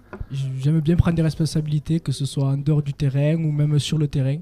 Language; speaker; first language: French; native; French